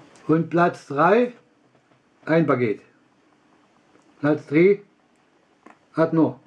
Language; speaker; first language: German; non-native, learner; Russian